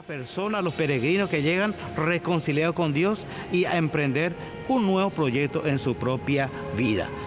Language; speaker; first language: Spanish; native; Spanish